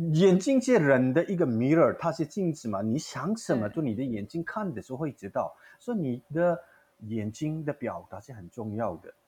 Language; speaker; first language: Chinese; non-native, learner; Manipuri